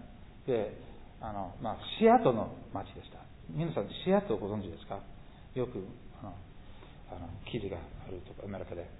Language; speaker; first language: Japanese; non-native, fluent; English